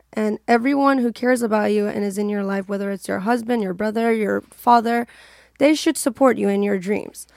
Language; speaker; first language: English; non-native, fluent; Persian